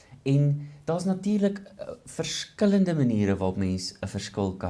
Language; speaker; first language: Afrikaans; native; Afrikaans